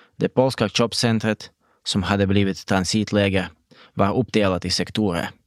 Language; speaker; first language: Swedish; non-native, fluent; Russian